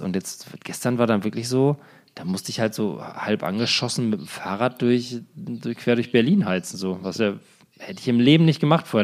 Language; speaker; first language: German; native; German